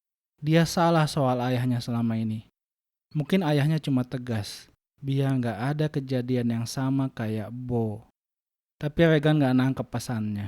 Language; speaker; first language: Indonesian; native; Indonesian